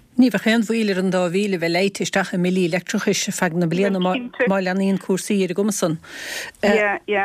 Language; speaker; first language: Irish; native; Irish